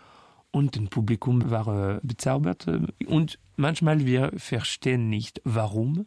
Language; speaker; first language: German; non-native, fluent; French